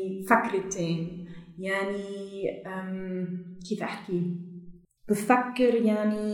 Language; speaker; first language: Arabic; non-native, learner; German